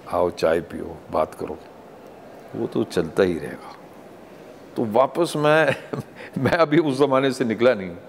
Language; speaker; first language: Hindi; non-native, local second language; English